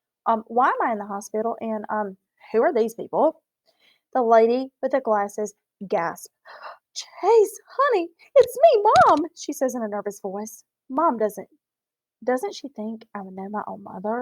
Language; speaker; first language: English; native; English